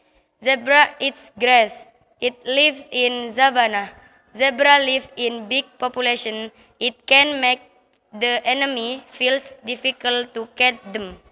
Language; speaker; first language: English; non-native, learner; Indonesian